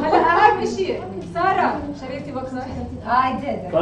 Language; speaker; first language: Arabic; native; Arabic